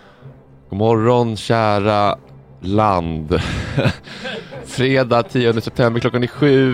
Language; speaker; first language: Swedish; native; Swedish